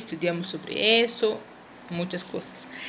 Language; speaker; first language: Spanish; non-native, fluent; Portuguese